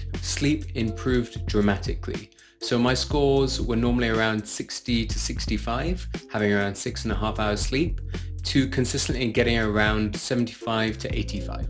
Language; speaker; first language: English; native; English